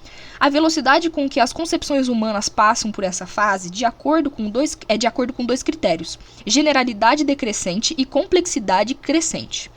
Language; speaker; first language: Portuguese; native; Portuguese